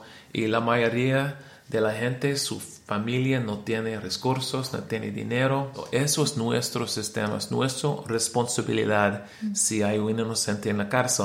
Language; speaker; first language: Spanish; non-native, learner; English